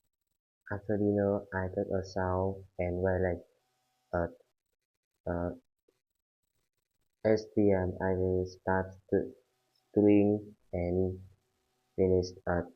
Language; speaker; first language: English; non-native, learner; Vietnamese